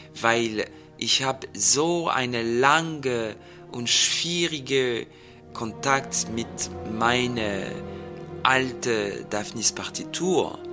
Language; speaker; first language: German; non-native, fluent; French